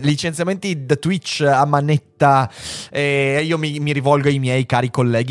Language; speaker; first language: Italian; native; Italian